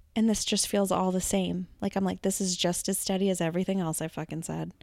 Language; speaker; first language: English; native; English